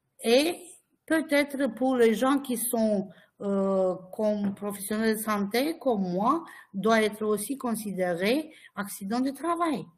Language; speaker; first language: French; non-native, fluent; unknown